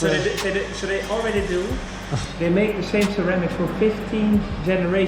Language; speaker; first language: English; non-native, fluent; Dutch